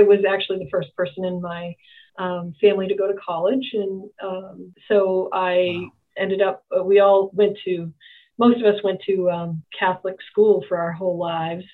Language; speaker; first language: English; native; English